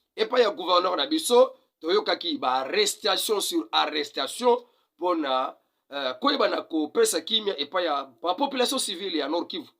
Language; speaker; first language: Lingala; non-native, local second language; Kongo